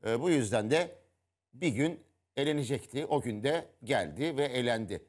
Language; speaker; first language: Turkish; native; Turkish